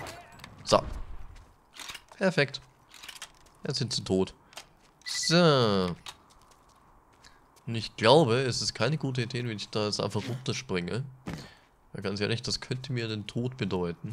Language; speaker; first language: German; native; German